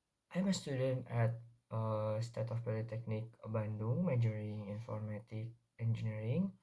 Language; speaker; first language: English; non-native, learner; Indonesian